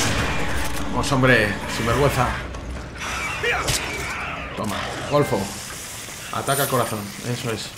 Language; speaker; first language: Spanish; native; Spanish